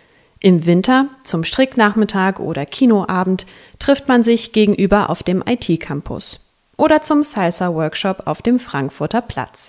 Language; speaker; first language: German; native; German